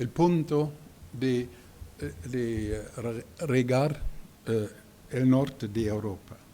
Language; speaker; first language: Spanish; non-native, learner; German